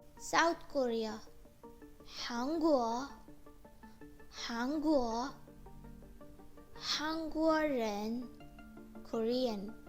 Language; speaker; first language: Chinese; non-native, fluent; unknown